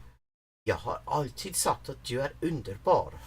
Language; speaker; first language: Swedish; non-native, learner; English